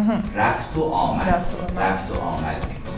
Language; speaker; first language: Persian; native; Persian